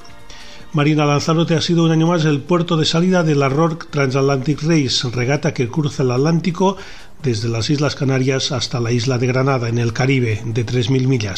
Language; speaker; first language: Spanish; native; Spanish